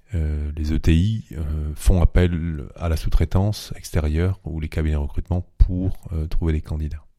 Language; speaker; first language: French; native; French